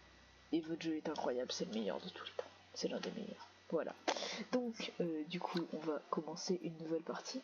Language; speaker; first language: French; native; French